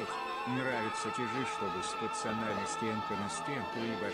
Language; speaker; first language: Russian; native; Russian